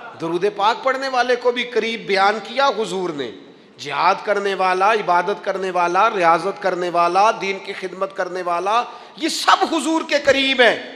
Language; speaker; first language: Urdu; non-native, local second language; Punjabi